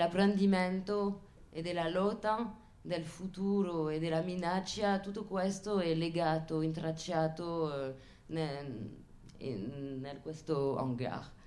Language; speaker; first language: Italian; non-native, fluent; French